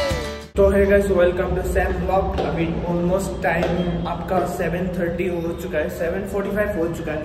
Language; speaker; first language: Hindi; non-native, local second language; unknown